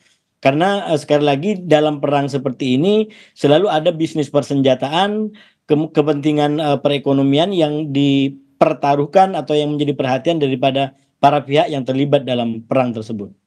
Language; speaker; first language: Indonesian; native; Indonesian